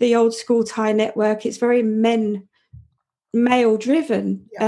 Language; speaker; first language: English; native; English